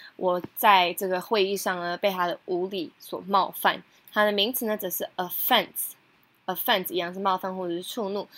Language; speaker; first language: Chinese; native; Chinese